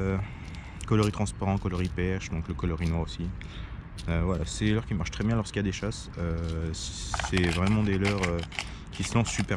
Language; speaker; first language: French; native; French